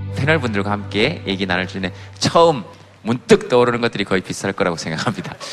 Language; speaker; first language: Korean; native; Korean